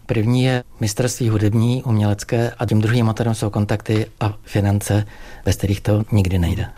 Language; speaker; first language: Czech; native; Czech